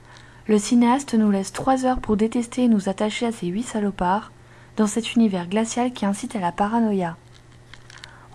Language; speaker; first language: French; native; French